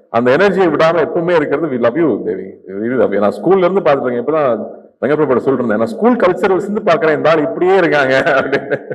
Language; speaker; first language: Tamil; native; Tamil